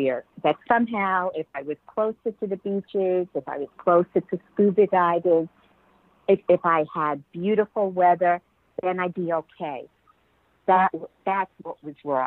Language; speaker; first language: English; native; English